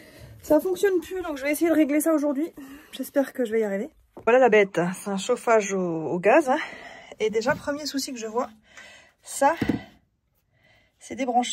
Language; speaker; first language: French; native; French